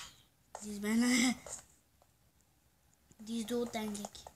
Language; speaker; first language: Dutch; early bilingual, other home language; Turkish